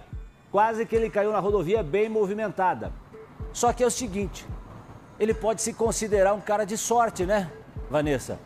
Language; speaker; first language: Portuguese; native; Portuguese